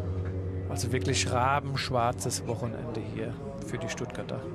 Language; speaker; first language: German; native; German